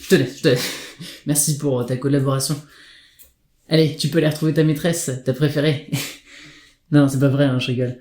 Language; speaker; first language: French; native; French